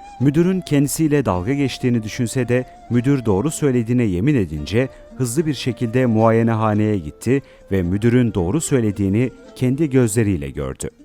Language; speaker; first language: Turkish; native; Turkish